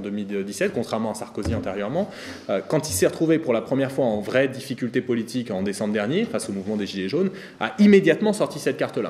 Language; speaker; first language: French; native; French